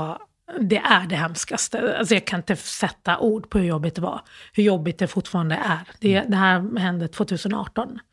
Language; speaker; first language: Swedish; early bilingual, other home language; Arabic